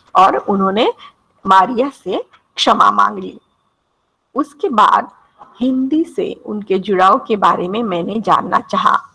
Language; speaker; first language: Hindi; non-native, local second language; Marathi